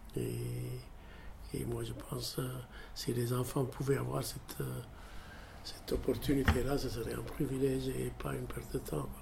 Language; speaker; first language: French; non-native, fluent; Amharic